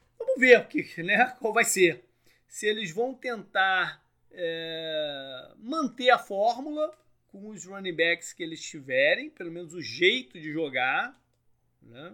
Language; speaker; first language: Portuguese; native; Portuguese